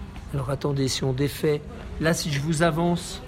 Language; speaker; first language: French; native; French